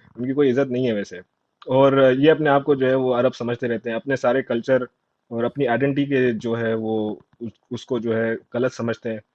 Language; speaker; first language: Urdu; non-native, local second language; Sindhi